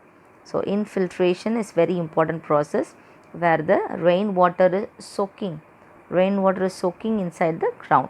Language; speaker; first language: English; non-native, local second language; Tamil